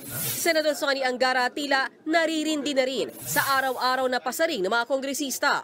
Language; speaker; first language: Filipino; native; Filipino